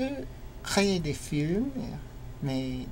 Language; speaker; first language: French; non-native, learner; English